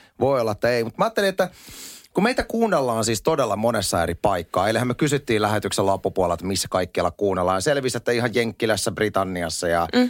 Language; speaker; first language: Finnish; native; Finnish